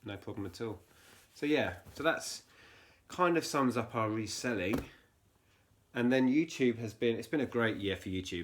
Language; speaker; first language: English; native; English